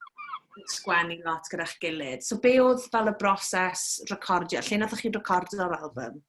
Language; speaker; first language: Welsh; native; Welsh